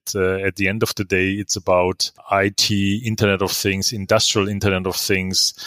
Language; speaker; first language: English; non-native, fluent; German